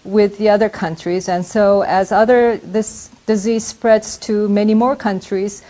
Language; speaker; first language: English; non-native, fluent; Korean